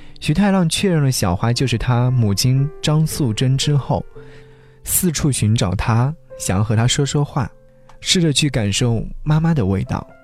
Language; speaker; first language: Chinese; native; Chinese